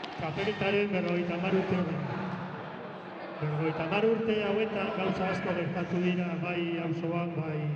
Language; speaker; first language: Basque; non-native, local second language; Spanish